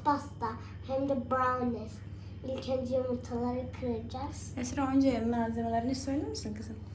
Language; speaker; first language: Turkish; non-native, fluent; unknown